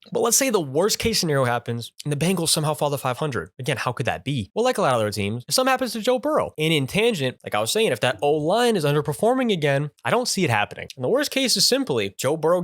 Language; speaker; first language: English; native; English